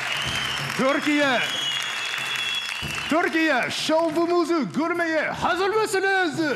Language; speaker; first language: Turkish; non-native, learner; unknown